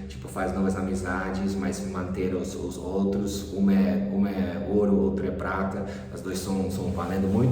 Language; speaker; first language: Portuguese; early bilingual, other home language; English